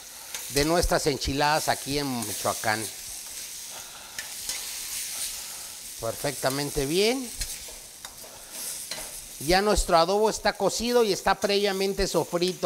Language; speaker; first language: Spanish; native; Spanish